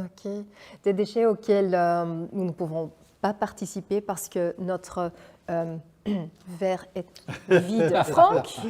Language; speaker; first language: French; non-native, fluent; Dutch